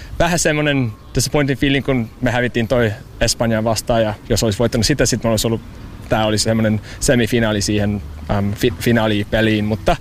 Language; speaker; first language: Finnish; non-native, fluent; English